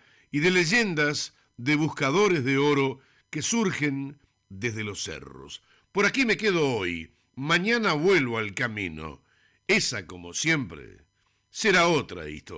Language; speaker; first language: Spanish; native; Spanish